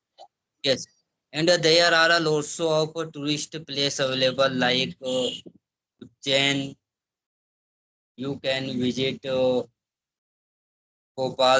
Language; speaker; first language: English; non-native, learner; Hindi